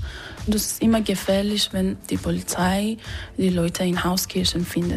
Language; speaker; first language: German; non-native, fluent; Persian